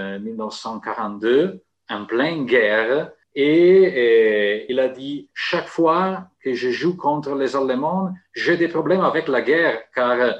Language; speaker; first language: French; non-native, fluent; Italian